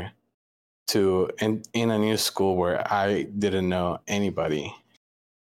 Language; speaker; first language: English; non-native, fluent; Spanish